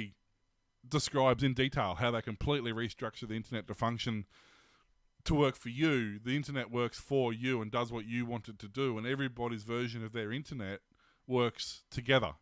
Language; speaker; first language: English; native; English